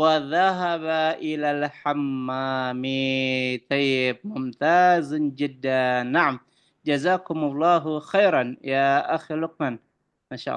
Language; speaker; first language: Arabic; non-native, fluent; Indonesian